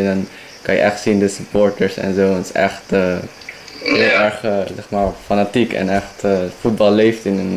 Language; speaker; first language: Dutch; non-native, fluent; Indonesian